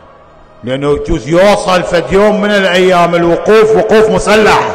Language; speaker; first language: Arabic; native; Arabic